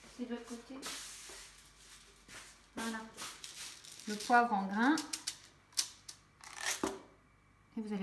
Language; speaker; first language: French; native; French